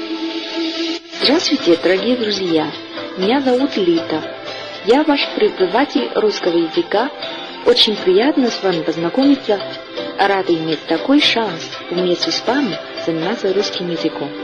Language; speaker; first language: Russian; non-native, fluent; Chinese